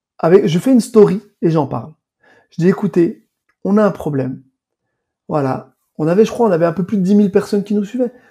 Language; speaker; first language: French; early bilingual, other home language; Arabic